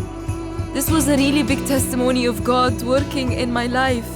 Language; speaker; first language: English; non-native, fluent; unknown